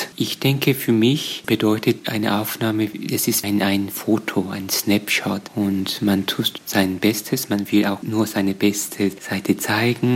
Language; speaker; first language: German; non-native, fluent; Korean